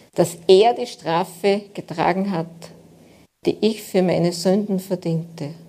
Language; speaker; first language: German; native; German